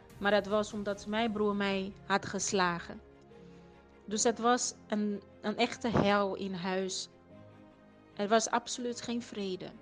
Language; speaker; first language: Dutch; non-native, fluent; Portuguese